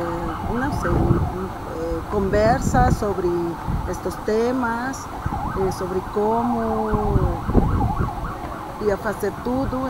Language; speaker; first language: Portuguese; non-native, fluent; Spanish